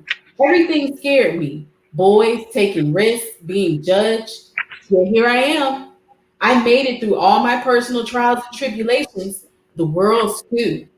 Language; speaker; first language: English; native; English